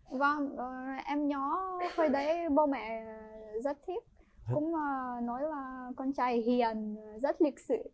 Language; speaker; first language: Vietnamese; non-native, fluent; Ukrainian